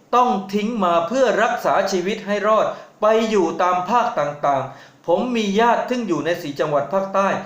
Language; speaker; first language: Thai; native; Thai